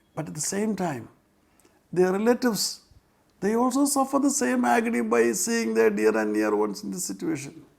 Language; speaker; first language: English; non-native, local second language; Malayalam